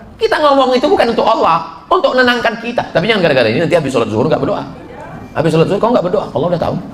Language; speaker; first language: Indonesian; native; Indonesian